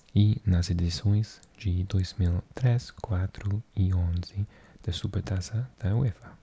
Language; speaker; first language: Portuguese; non-native, learner; English